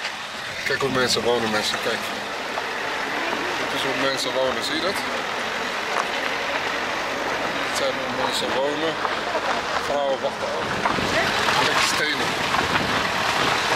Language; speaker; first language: Dutch; early bilingual, other home language; Arabic